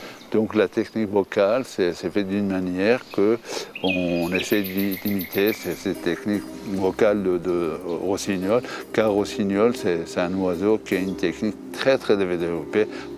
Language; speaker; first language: French; non-native, fluent; Persian